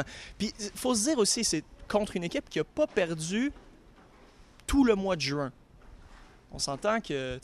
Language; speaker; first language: French; native; French